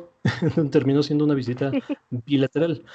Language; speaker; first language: Spanish; native; Spanish